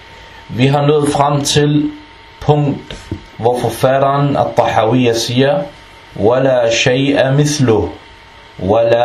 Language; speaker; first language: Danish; non-native, fluent; Arabic